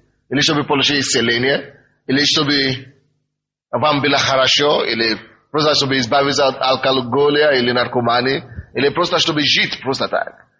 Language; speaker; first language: Russian; non-native, fluent; Yoruba